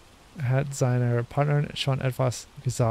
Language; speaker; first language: German; non-native, learner; English